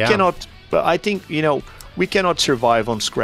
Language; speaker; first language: English; non-native, fluent; Portuguese